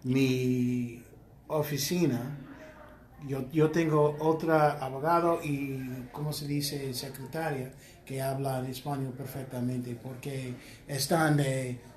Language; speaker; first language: Spanish; non-native, learner; English